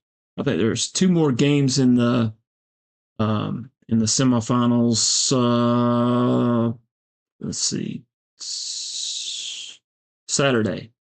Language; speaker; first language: English; native; English